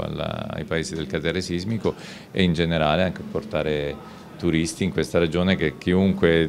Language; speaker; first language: Italian; native; Italian